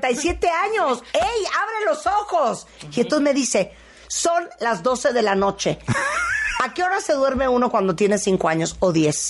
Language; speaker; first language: Spanish; native; Spanish